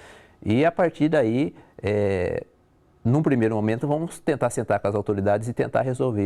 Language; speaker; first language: Portuguese; native; Portuguese